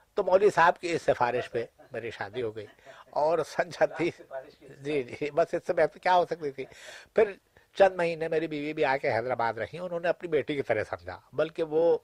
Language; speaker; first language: Urdu; native; Urdu